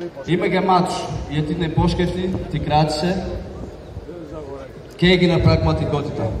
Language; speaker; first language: Greek; non-native, fluent; Portuguese